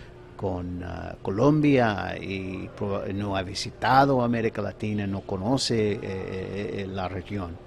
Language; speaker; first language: Spanish; non-native, fluent; English